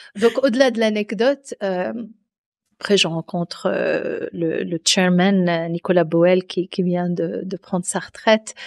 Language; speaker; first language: French; non-native, local second language; Arabic